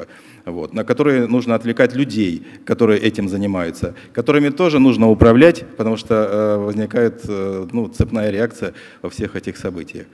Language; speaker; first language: Russian; native; Russian